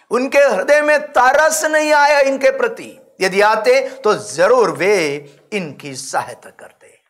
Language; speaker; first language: Hindi; non-native, local second language; Malayalam